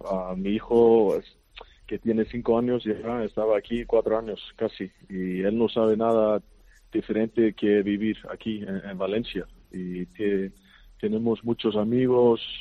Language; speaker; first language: Spanish; non-native, fluent; Icelandic